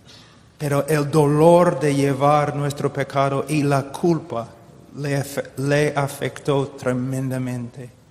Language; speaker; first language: Spanish; non-native, fluent; English